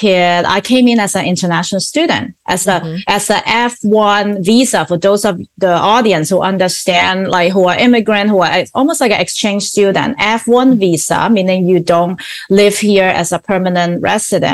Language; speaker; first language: English; non-native, local second language; Cantonese